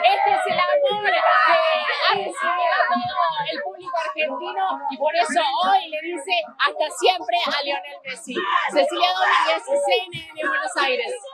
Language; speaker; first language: Spanish; native; Spanish